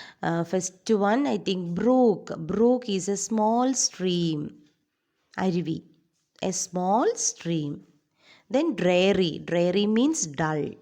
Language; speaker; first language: English; non-native, local second language; Malayalam